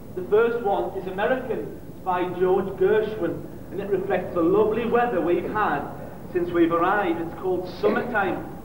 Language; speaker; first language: English; native; English